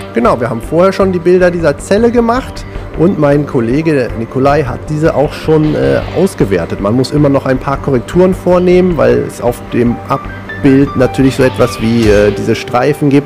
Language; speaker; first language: German; native; German